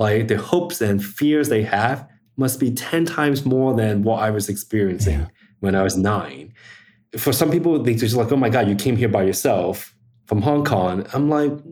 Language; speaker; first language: English; early bilingual, other home language; Chinese